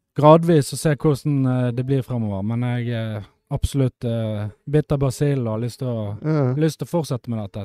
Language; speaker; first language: Norwegian; native; Norwegian